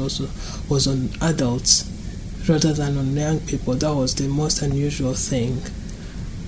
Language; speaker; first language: English; non-native, local second language; Kinyarwanda